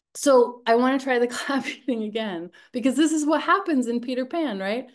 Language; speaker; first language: English; native; English